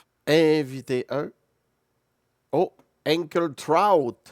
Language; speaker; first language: French; native; French